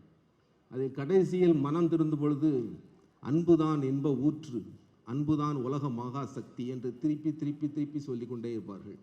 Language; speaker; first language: Tamil; native; Tamil